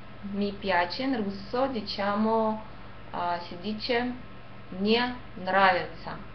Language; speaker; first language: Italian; non-native, fluent; Russian